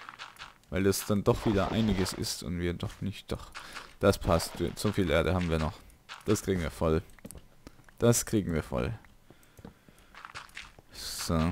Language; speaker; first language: German; native; German